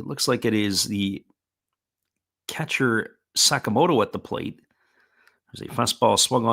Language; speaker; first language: English; native; English